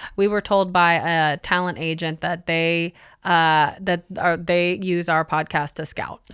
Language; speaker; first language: English; early bilingual, other home language; Spanish